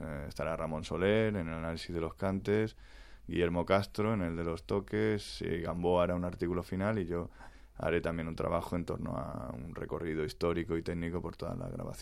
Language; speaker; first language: Spanish; native; Spanish